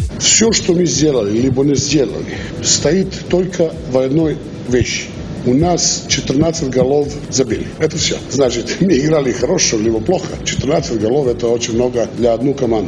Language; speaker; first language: Russian; non-native, learner; Serbian